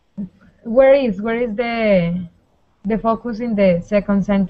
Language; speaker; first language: English; non-native, learner; Spanish